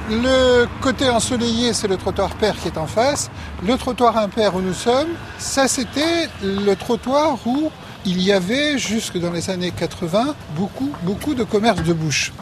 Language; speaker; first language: French; native; French